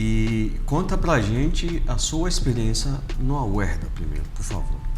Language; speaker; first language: Portuguese; non-native, fluent; Arabic